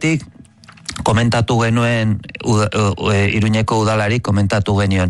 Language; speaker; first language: Basque; native; Basque